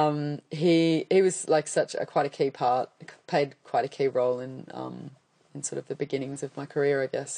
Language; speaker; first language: English; native; English